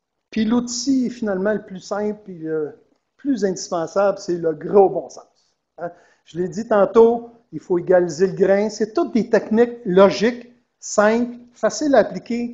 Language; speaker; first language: French; native; French